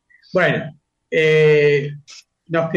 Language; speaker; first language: Spanish; native; Spanish